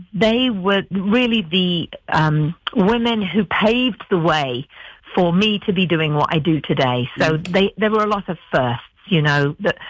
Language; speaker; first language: English; native; English